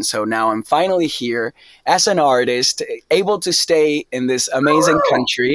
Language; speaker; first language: English; non-native, fluent; Spanish